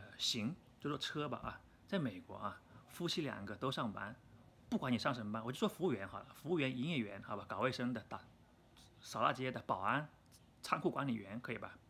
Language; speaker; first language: Chinese; native; Chinese